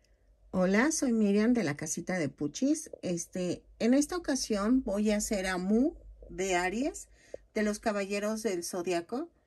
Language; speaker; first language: Spanish; native; Spanish